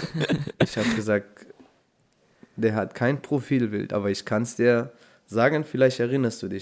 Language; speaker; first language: German; non-native, fluent; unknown